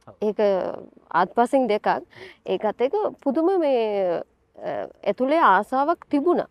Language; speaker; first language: Sinhala; non-native, local second language; Tamil